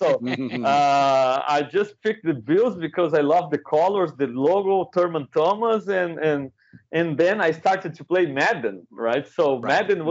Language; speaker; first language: English; non-native, fluent; Portuguese